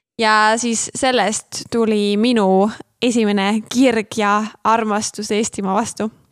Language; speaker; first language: Estonian; non-native, fluent; German